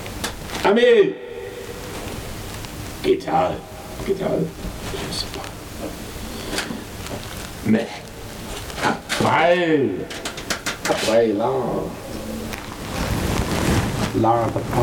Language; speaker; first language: French; non-native, learner; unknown